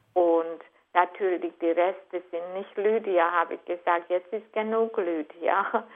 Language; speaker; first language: German; non-native, fluent; Hungarian